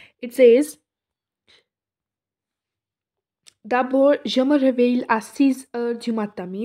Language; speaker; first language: French; non-native, fluent; Hindi